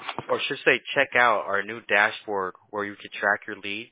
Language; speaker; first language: English; early bilingual, other home language; Spanish